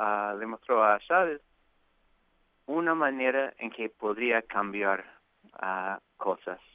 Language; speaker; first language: Spanish; non-native, fluent; English